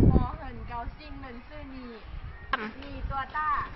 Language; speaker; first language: Chinese; non-native, learner; Thai